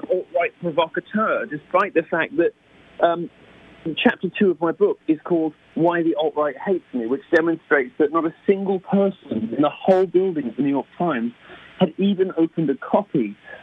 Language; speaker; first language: English; native; English